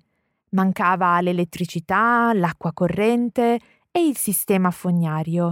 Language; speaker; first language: Italian; native; Italian